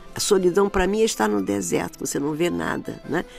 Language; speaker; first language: Portuguese; native; Portuguese